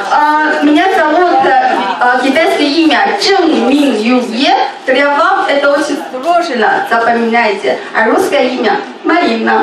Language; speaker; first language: Russian; non-native, learner; Chinese